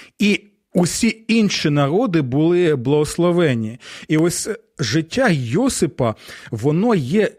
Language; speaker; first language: Ukrainian; non-native, local second language; Russian